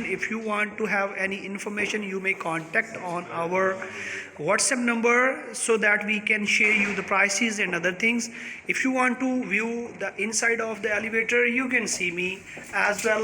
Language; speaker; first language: English; non-native, local second language; Urdu